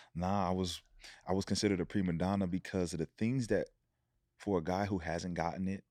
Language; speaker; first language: English; native; English